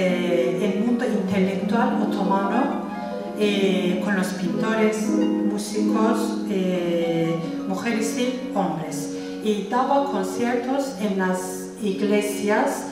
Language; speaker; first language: Spanish; non-native, fluent; Turkish